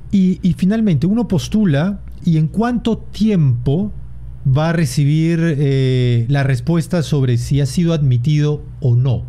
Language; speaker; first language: Spanish; native; Spanish